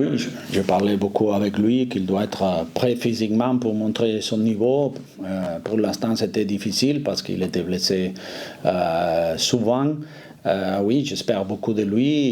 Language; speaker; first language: French; non-native, fluent; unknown